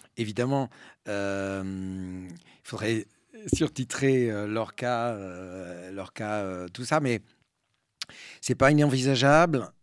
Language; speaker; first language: French; early bilingual, other home language; Spanish